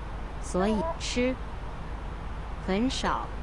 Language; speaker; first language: Chinese; non-native, learner; English